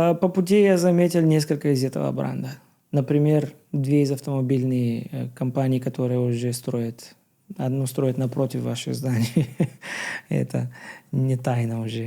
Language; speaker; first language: Russian; non-native, learner; Bulgarian